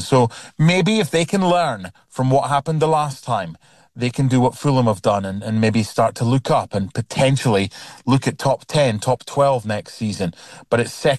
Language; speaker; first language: English; native; English